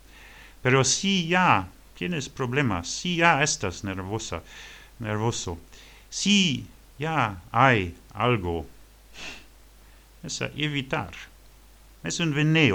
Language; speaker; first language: Spanish; non-native, learner; French